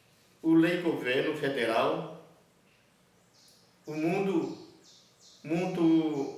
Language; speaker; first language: Portuguese; non-native, local second language; Yanomámi